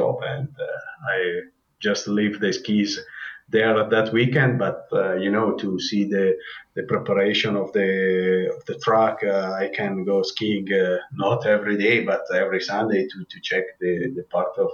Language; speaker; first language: English; non-native, learner; Italian